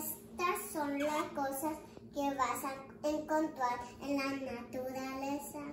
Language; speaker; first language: Spanish; early bilingual, heritage; English